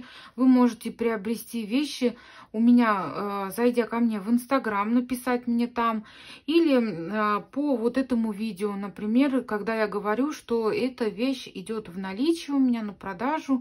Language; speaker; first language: Russian; native; Russian